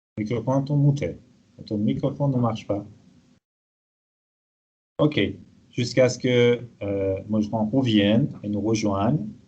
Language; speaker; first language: French; non-native, fluent; Persian